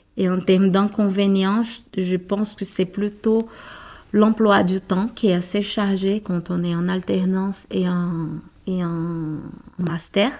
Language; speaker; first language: French; non-native, fluent; Portuguese